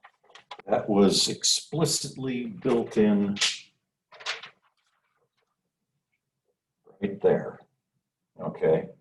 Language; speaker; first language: English; native; English